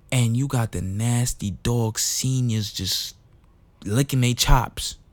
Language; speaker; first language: English; non-native, local second language; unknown